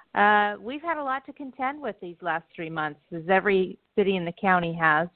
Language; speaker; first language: English; native; English